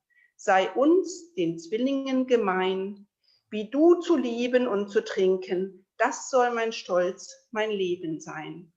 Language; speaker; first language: German; native; German